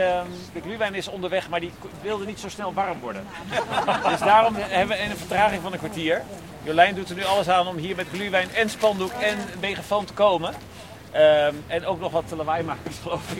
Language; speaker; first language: Dutch; native; Dutch